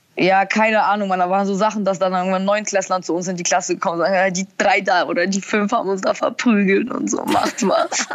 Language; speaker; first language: German; early bilingual, other home language; Russian